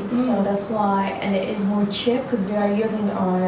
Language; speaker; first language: English; non-native, learner; Turkish